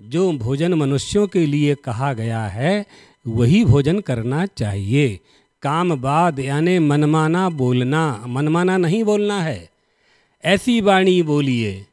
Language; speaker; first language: Hindi; native; Hindi